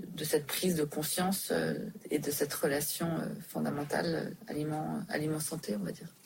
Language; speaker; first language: French; native; French